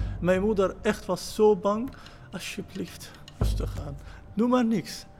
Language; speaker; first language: Dutch; non-native, learner; Arabic